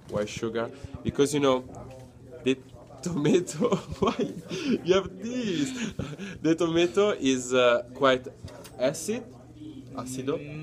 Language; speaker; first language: English; non-native, learner; Italian